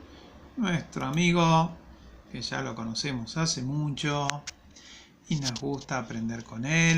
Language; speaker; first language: Spanish; native; Spanish